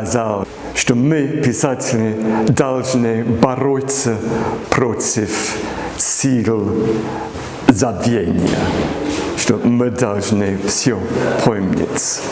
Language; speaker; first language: Russian; non-native, fluent; English